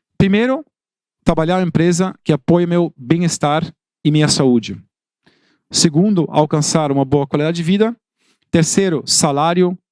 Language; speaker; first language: Portuguese; non-native, fluent; Dutch